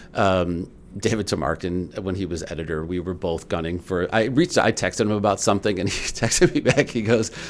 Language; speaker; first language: English; native; English